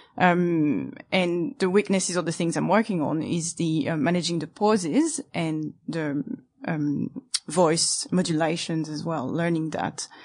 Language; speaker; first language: English; non-native, fluent; French